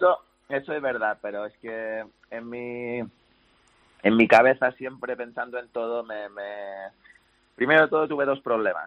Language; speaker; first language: Spanish; native; Spanish